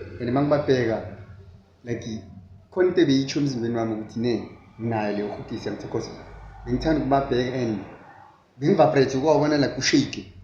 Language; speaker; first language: Zulu; native; Zulu